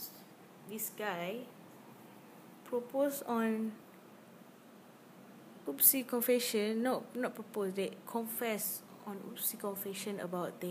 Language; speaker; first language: English; non-native, learner; Malay